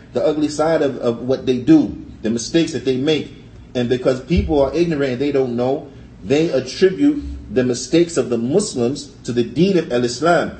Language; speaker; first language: English; native; English